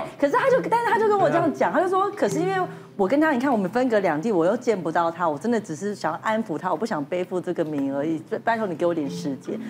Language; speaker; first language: Chinese; native; Chinese